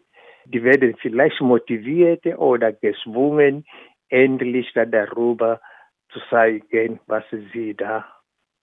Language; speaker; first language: German; non-native, fluent; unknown